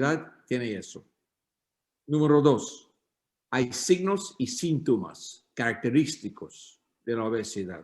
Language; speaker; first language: Spanish; non-native, learner; English